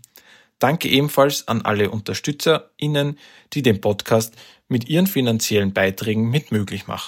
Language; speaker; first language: German; native; German